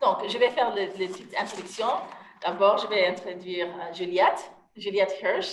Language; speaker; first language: French; non-native, fluent; English